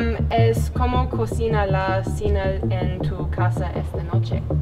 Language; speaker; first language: Spanish; non-native, learner; English